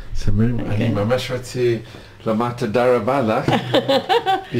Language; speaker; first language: Hebrew; non-native, learner; English